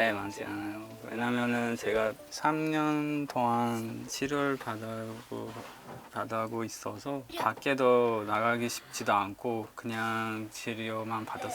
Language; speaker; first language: Korean; non-native, learner; Uzbek